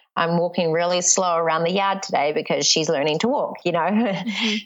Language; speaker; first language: English; native; English